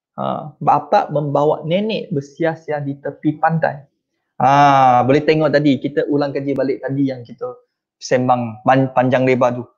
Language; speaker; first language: Malay; non-native, local second language; Chinese